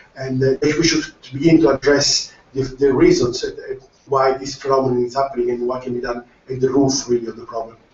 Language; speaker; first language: English; non-native, fluent; Italian